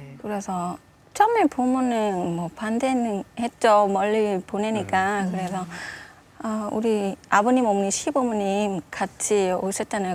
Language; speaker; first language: Korean; non-native, fluent; Vietnamese